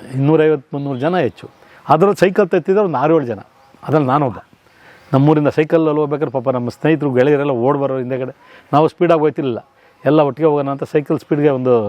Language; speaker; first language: Kannada; native; Kannada